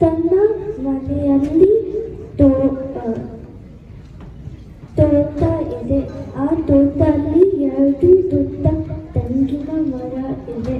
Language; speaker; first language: Kannada; early bilingual, heritage; Kannada